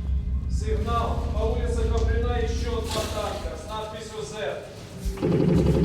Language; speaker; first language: Russian; native; Russian